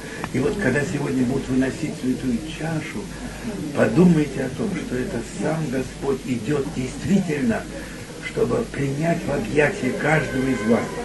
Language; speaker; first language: Russian; native; Russian